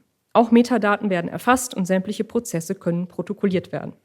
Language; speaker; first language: German; native; German